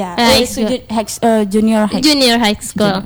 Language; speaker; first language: English; non-native, learner; Indonesian